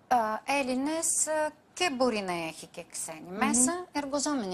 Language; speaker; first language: Greek; non-native, fluent; Bulgarian